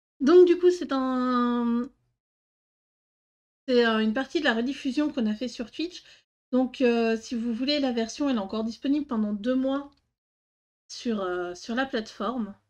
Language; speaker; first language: French; native; French